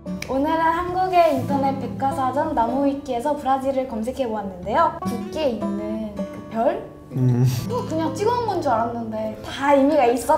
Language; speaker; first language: Korean; native; Korean